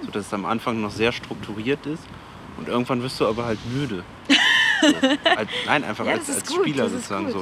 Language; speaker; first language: German; native; German